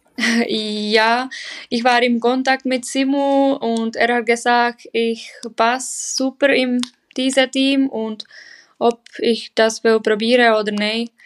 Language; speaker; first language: German; non-native, learner; Czech